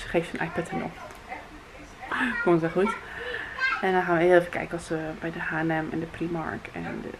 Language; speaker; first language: Dutch; native; Dutch